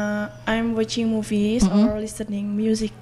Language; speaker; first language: English; non-native, learner; Indonesian